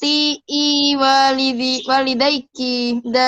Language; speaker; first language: Arabic; non-native, learner; Indonesian